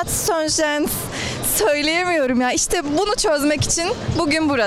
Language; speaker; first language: Turkish; native; Turkish